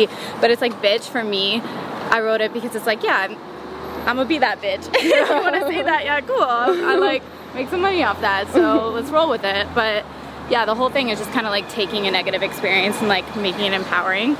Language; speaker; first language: English; native; English